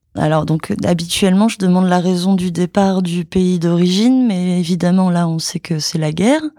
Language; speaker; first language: French; native; French